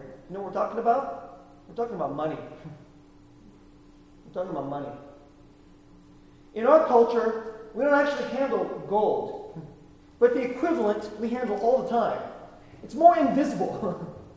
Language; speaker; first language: English; native; English